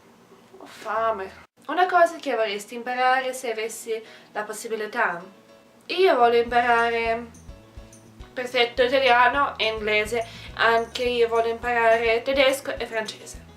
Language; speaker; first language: Italian; non-native, learner; Russian